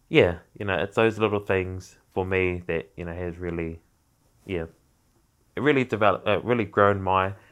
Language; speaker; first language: English; native; English